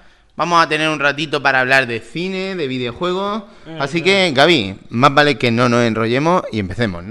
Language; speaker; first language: Spanish; native; Spanish